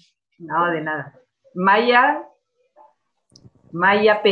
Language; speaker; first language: Spanish; native; Spanish